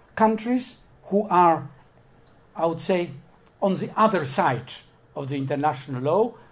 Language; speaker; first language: English; non-native, fluent; Polish